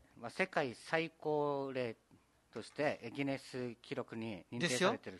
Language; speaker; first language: Japanese; native; Japanese